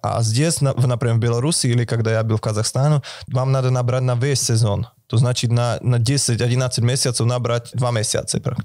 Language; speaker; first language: Russian; non-native, fluent; Slovak